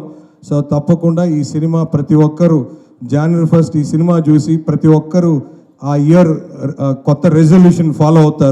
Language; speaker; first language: Telugu; native; Telugu